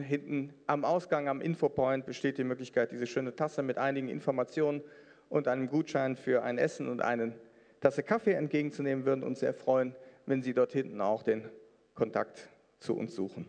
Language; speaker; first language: German; native; German